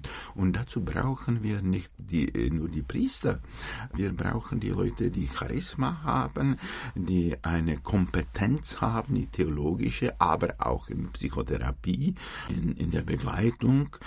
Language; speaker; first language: German; non-native, fluent; Czech